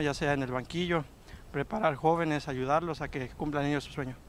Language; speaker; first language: Spanish; native; Spanish